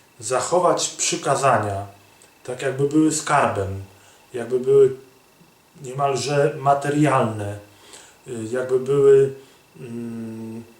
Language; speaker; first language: Polish; native; Polish